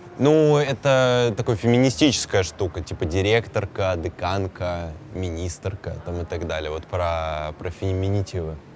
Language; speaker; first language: Russian; native; Russian